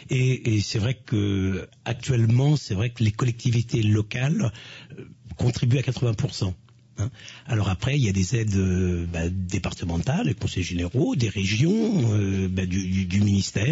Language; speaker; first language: French; native; French